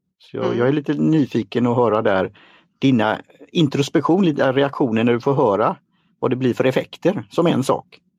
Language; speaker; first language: Swedish; native; Swedish